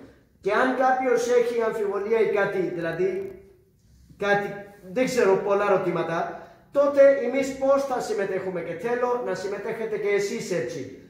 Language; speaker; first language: Greek; non-native, fluent; Urdu